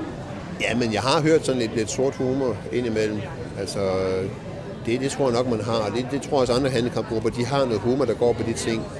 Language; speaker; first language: Danish; native; Danish